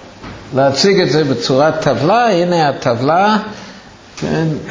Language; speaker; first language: Hebrew; non-native, fluent; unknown